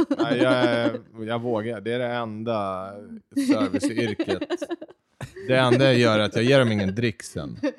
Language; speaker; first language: Swedish; early bilingual, other home language; Serbian